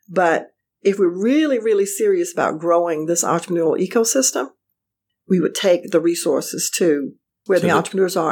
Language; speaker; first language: English; native; English